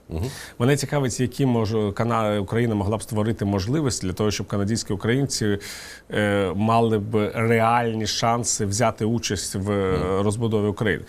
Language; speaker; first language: Ukrainian; native; Ukrainian